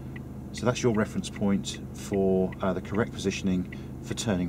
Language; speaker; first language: English; native; English